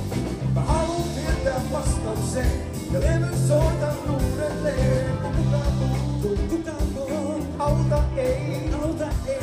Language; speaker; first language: Finnish; native; Finnish